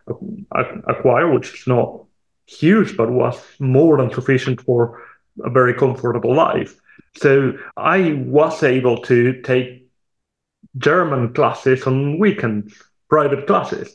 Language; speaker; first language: English; non-native, fluent; Spanish